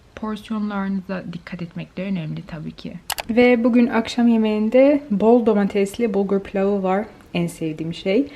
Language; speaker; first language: Turkish; native; Turkish